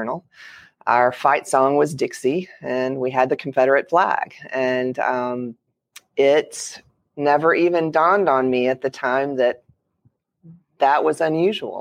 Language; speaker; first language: English; native; English